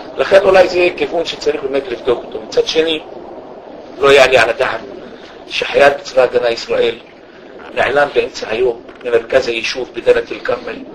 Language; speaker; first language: Hebrew; non-native, local second language; Arabic